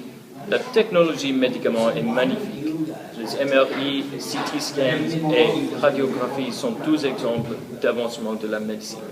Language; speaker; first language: French; non-native, learner; English